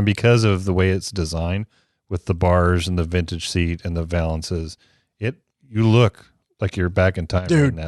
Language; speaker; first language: English; native; English